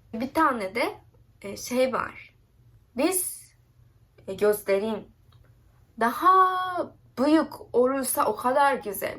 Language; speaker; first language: Turkish; non-native, learner; Japanese